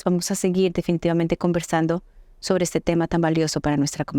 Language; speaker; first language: Spanish; native; Spanish